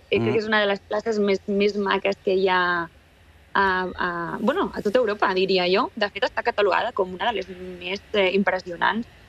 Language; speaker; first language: Catalan; early bilingual, other home language; Bulgarian